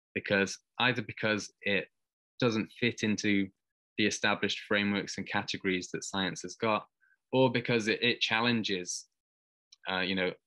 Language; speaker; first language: English; native; English